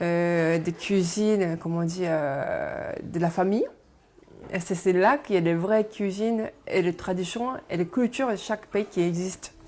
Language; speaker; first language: French; non-native, fluent; Japanese